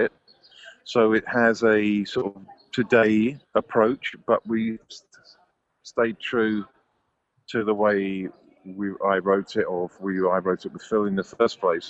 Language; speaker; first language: English; native; English